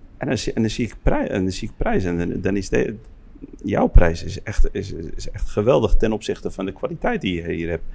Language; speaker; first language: Dutch; early bilingual, other home language; Arabic